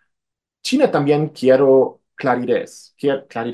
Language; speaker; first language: Spanish; non-native, fluent; German